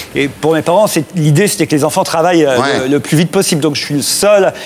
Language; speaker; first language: French; native; French